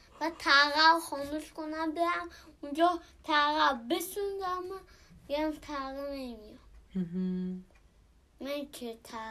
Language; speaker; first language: Persian; early bilingual, heritage; Persian